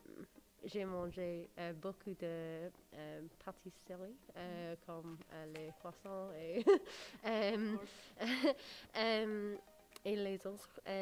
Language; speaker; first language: French; non-native, learner; English